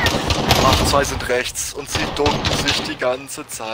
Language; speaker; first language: German; native; German